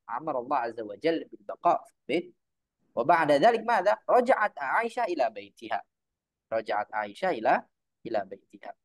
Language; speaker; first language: Arabic; non-native, fluent; Indonesian